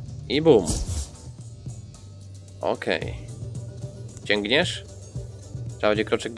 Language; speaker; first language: Polish; native; Polish